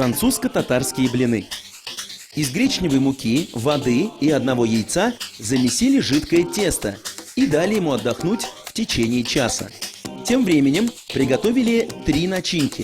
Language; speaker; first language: Russian; native; Russian